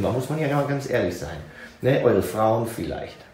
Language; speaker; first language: German; native; German